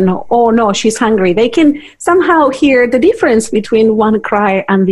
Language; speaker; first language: English; non-native, fluent; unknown